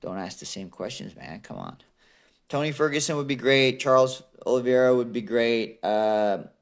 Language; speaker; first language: English; early bilingual, other home language; Assyrian Neo-Aramaic